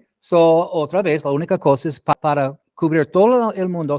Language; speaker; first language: Spanish; non-native, fluent; English